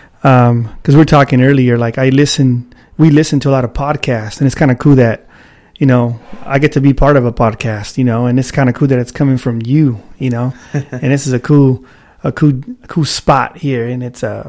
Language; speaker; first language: English; native; English